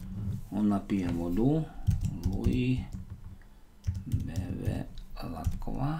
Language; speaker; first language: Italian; non-native, learner; Slovak